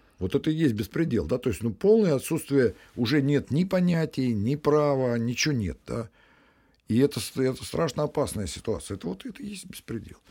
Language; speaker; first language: Russian; native; Russian